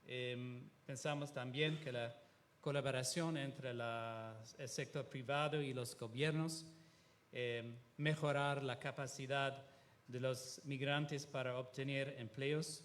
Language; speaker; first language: Spanish; non-native, fluent; Italian